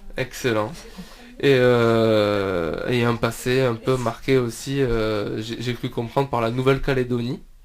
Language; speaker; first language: French; native; French